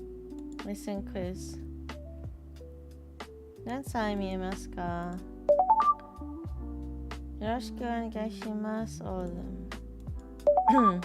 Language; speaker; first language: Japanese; non-native, learner; English